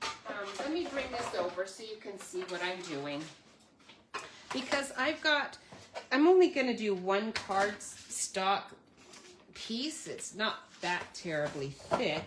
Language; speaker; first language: English; native; English